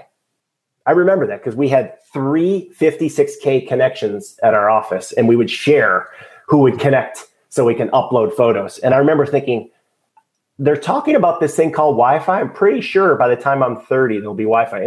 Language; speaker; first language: English; native; English